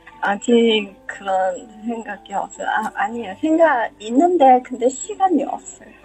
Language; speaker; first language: Korean; non-native, learner; Chinese